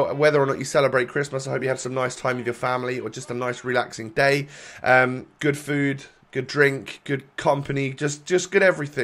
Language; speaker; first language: English; native; English